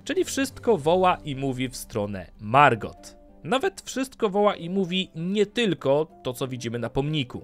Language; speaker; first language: Polish; native; Polish